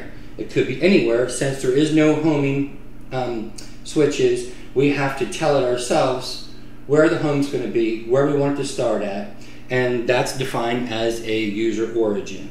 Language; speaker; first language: English; native; English